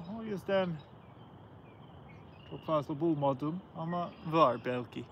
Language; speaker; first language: Turkish; non-native, learner; English